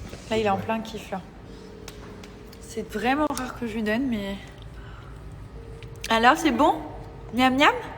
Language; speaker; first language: French; native; French